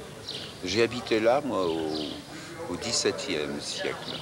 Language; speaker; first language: French; non-native, fluent; German